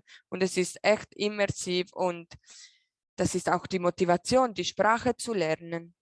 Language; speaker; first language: German; non-native, local second language; Italian